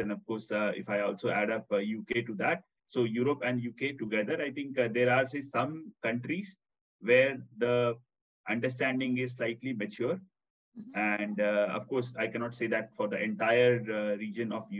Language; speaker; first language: English; non-native, local second language; Hindi